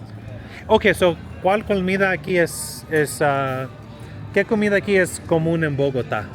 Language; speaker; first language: Spanish; non-native, learner; English